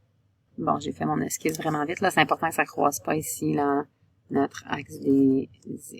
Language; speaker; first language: French; native; French